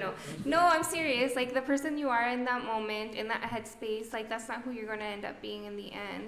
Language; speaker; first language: English; non-native, fluent; Spanish